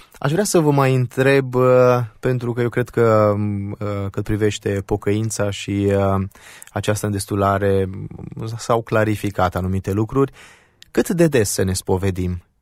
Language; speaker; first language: Romanian; native; Romanian